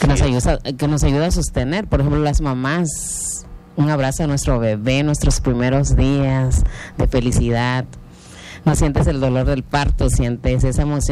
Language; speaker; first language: Spanish; non-native, local second language; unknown